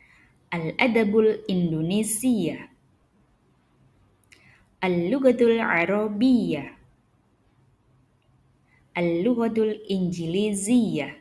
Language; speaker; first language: Arabic; non-native, fluent; Indonesian